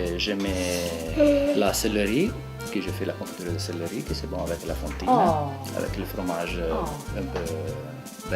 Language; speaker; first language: French; non-native, local second language; Italian